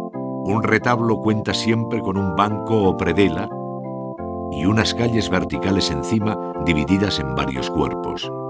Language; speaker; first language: Spanish; native; Spanish